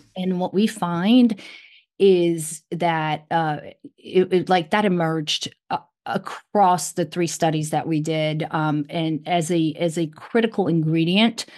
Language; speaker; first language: English; non-native, fluent; Portuguese